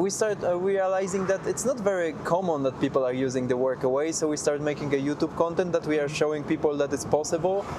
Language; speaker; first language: English; non-native, learner; Polish